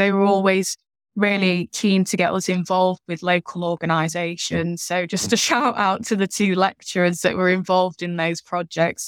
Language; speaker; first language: English; native; English